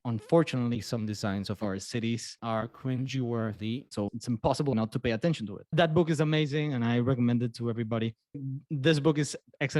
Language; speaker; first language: English; non-native, fluent; Spanish